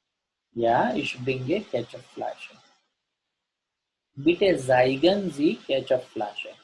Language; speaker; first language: German; non-native, learner; Gujarati